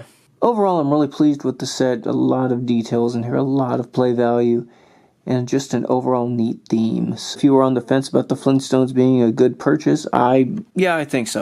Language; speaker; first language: English; native; English